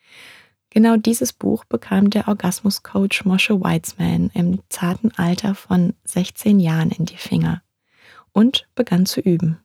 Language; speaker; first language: German; native; German